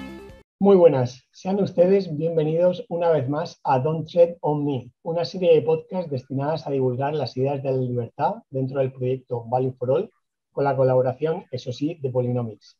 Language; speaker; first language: Spanish; native; Spanish